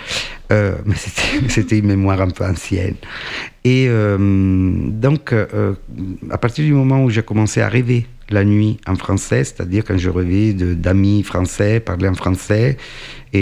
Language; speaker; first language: French; non-native, fluent; Italian